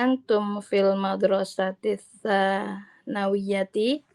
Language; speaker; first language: Arabic; non-native, learner; Indonesian